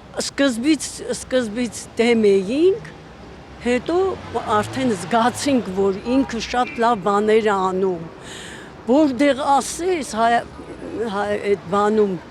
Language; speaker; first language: Armenian; native; Armenian